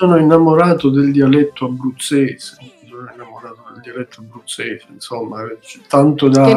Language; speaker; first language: Italian; native; Italian